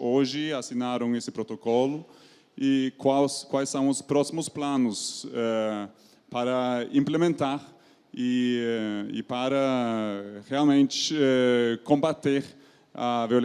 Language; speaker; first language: Portuguese; non-native, fluent; Norwegian